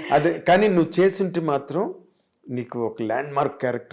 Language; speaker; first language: Telugu; native; Telugu